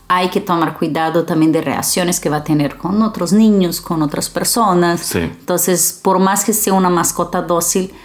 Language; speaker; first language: Spanish; early bilingual, other home language; Portuguese